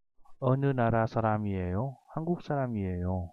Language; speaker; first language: Korean; non-native, fluent; Vietnamese